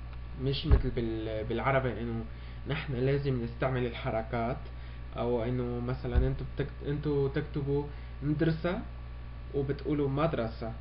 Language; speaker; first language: Arabic; early bilingual, heritage; Arabic